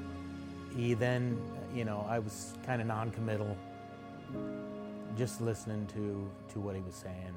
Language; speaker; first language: English; native; English